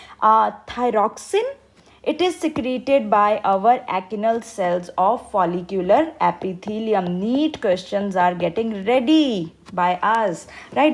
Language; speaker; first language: English; non-native, local second language; Hindi